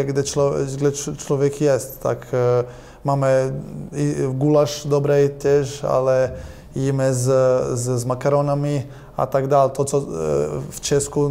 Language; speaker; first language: Polish; non-native, learner; Croatian